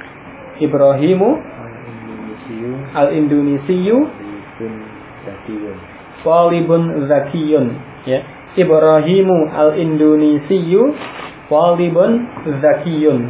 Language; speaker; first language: Arabic; non-native, fluent; Indonesian